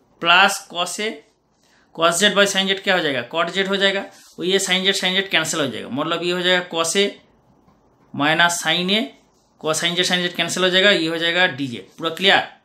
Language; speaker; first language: Hindi; non-native, local second language; Bangla